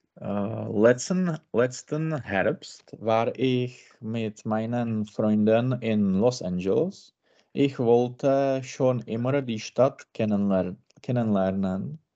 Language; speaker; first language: German; non-native, learner; Czech